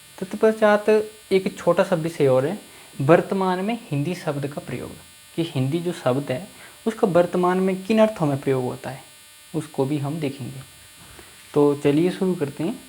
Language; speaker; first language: Hindi; native; Hindi